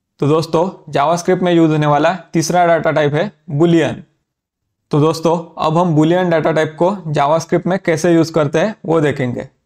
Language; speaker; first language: Hindi; native; Hindi